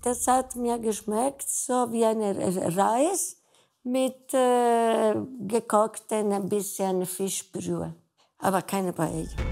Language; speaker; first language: German; non-native, learner; Spanish